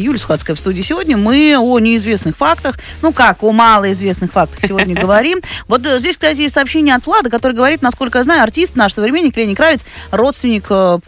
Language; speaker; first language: Russian; native; Russian